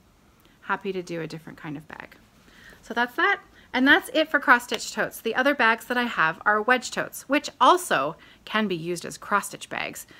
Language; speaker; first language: English; native; English